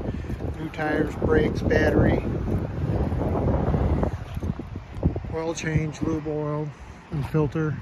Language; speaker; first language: English; native; English